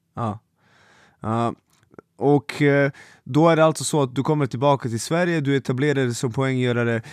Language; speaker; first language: Swedish; non-native, fluent; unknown